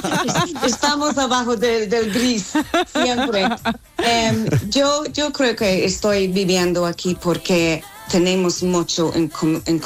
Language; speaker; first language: Spanish; non-native, learner; English